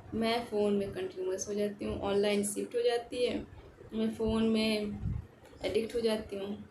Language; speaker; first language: Hindi; native; Hindi